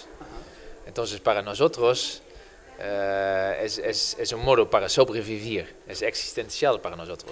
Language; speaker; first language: Spanish; non-native, learner; Dutch